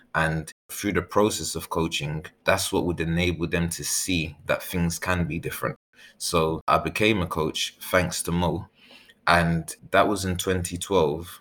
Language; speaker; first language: English; native; English